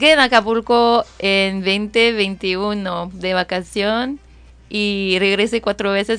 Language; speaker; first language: Spanish; non-native, fluent; English